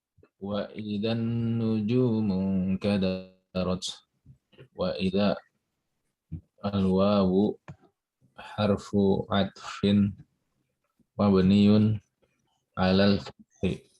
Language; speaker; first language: Arabic; non-native, learner; Indonesian